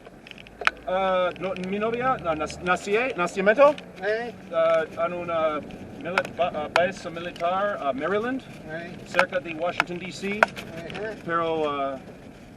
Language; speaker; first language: Spanish; non-native, learner; English